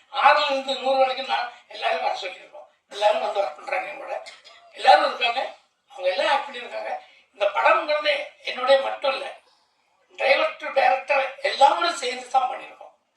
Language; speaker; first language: Tamil; non-native, local second language; Malayalam